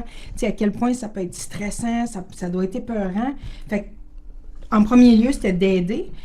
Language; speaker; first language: French; native; French